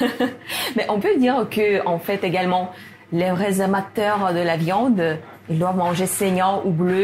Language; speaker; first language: French; non-native, fluent; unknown